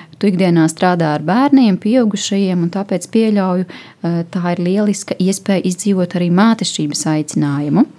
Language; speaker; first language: Latvian; native; Latvian